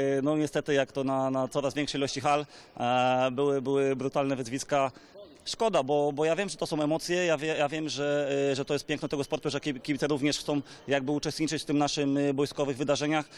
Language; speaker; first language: Polish; native; Polish